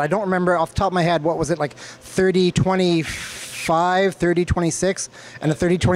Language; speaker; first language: English; native; English